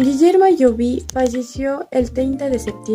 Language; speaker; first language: Spanish; native; Spanish